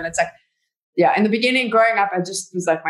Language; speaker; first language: English; native; English